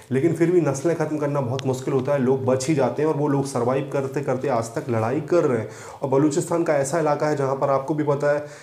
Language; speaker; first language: Hindi; native; Hindi